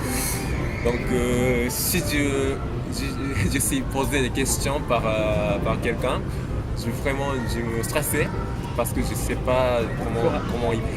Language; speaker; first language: French; non-native, learner; Japanese